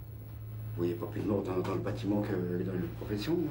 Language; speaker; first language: French; non-native, learner; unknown